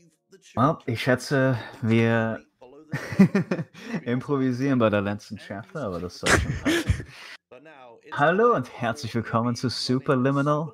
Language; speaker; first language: German; native; German